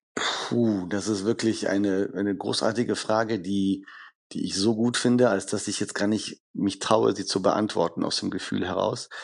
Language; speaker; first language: German; early bilingual, other home language; Persian